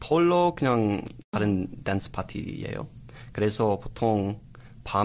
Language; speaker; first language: Korean; non-native, learner; English